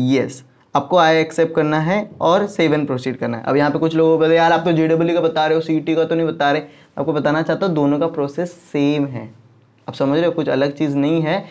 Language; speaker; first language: Hindi; non-native, local second language; Marwari